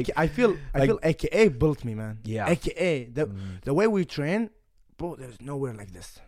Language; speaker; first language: English; non-native, fluent; Arabic